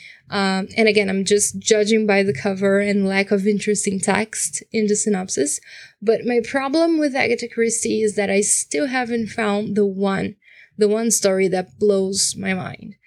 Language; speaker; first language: English; non-native, fluent; Portuguese